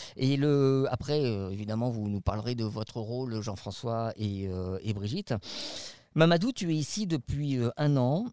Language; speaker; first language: French; native; French